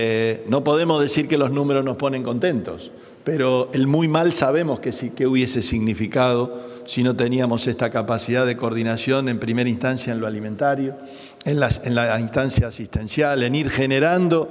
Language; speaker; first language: Spanish; native; Spanish